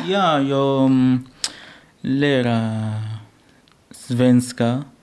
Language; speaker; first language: Swedish; non-native, learner; Arabic